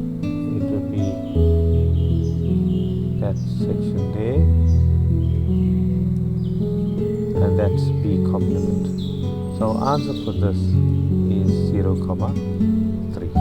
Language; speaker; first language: English; native; English